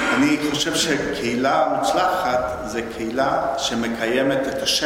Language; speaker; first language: Hebrew; non-native, fluent; Spanish